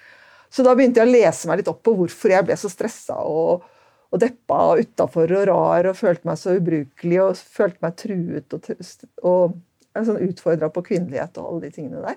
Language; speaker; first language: Norwegian; native; Norwegian